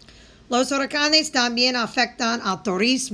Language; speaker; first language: Spanish; non-native, fluent; English